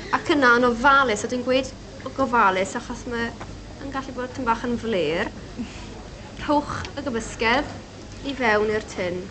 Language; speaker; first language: Welsh; native; Welsh